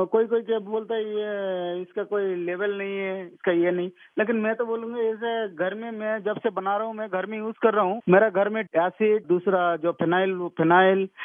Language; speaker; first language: Hindi; non-native, local second language; Bangla